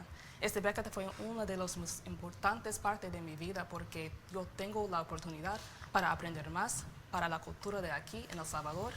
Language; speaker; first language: Spanish; non-native, learner; English